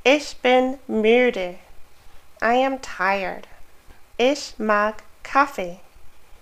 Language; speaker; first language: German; non-native, fluent; English